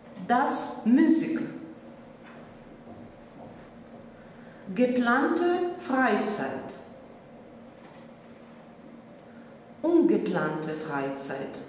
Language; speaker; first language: German; non-native, fluent; Russian